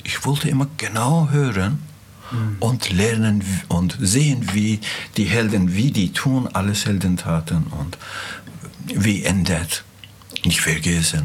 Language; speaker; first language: German; non-native, fluent; Azerbaijani